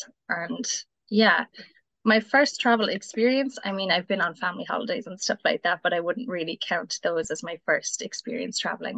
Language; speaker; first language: English; native; English